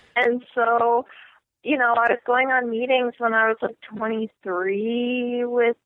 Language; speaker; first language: English; native; English